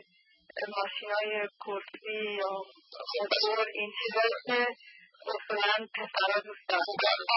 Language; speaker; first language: Persian; early bilingual, heritage; Persian